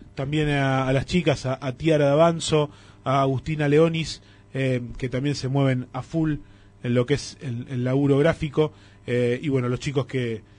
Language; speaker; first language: Spanish; native; Spanish